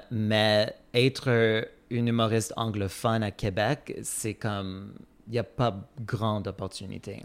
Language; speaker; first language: French; non-native, fluent; English